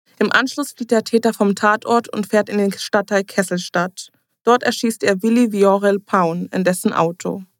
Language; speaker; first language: German; early bilingual, other home language; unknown